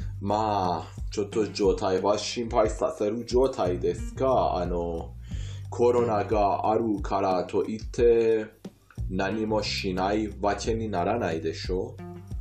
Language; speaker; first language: Japanese; non-native, fluent; Persian